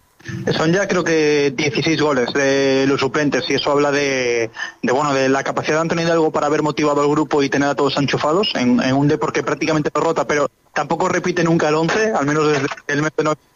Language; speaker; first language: Spanish; native; Spanish